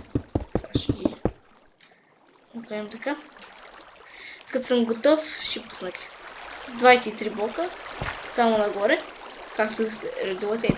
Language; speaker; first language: Bulgarian; native; Bulgarian